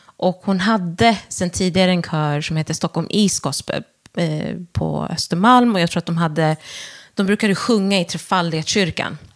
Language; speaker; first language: Swedish; early bilingual, other home language; Wolof